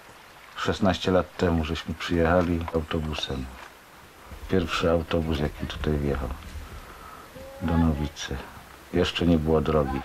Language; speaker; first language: Polish; native; Polish